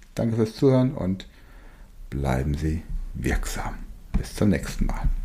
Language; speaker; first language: German; native; German